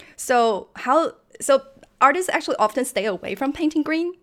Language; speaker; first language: English; non-native, fluent; Chinese